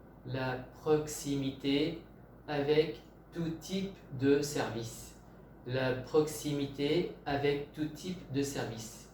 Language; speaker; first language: French; non-native, fluent; Vietnamese